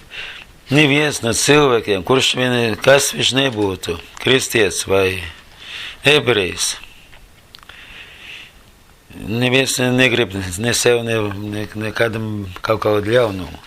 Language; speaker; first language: Latvian; non-native, learner; Russian